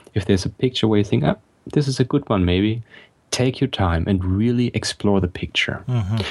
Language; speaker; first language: English; non-native, fluent; German